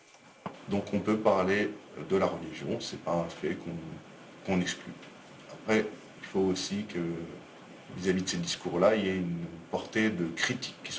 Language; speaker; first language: French; native; French